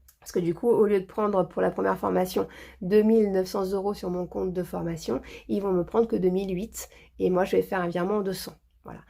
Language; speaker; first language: French; early bilingual, other home language; Portuguese